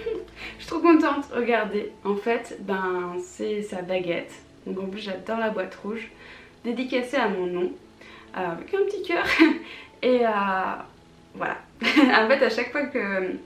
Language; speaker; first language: French; native; French